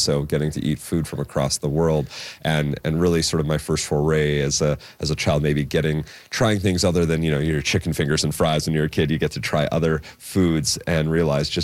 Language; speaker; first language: English; native; English